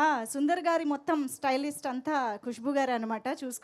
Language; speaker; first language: Telugu; native; Telugu